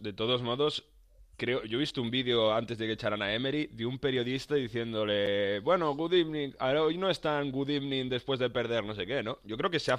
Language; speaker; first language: Spanish; native; Spanish